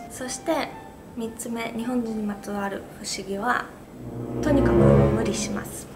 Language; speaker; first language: Japanese; non-native, fluent; Russian